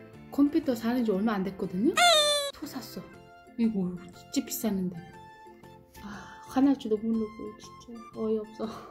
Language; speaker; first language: Korean; non-native, fluent; Uzbek